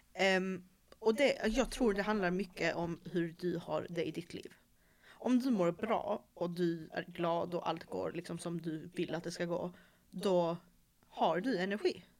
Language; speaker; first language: Swedish; native; Swedish